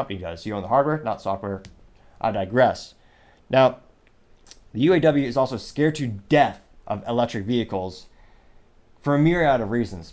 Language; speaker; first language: English; native; English